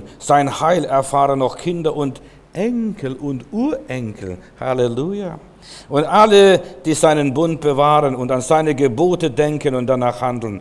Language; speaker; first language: German; native; German